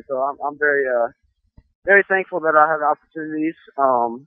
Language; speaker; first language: English; native; English